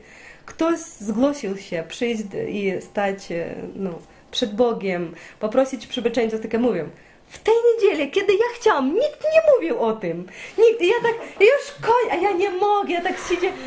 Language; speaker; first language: Polish; non-native, learner; Ukrainian